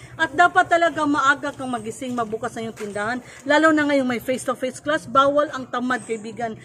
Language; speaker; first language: Filipino; non-native, local second language; Cebuano